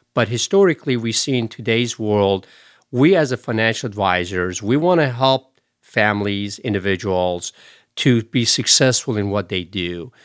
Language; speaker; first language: English; non-native, fluent; Persian